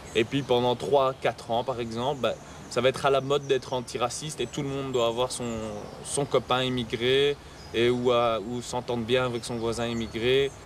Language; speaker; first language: French; native; French